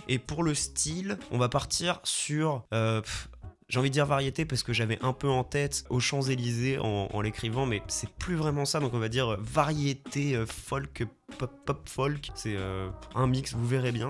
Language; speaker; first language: French; native; French